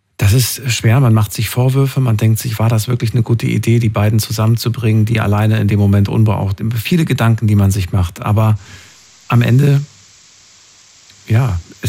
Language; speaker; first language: German; native; German